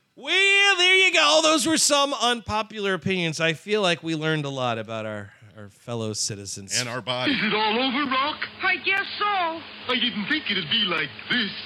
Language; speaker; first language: English; native; English